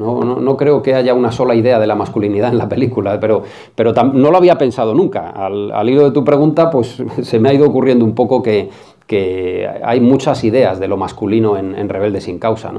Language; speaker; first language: Spanish; native; Spanish